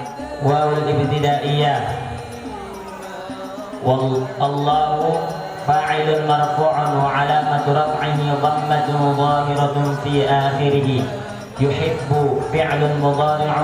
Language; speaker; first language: Arabic; non-native, learner; Indonesian